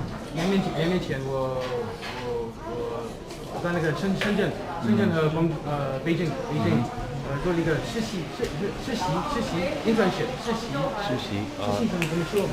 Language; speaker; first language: Chinese; non-native, learner; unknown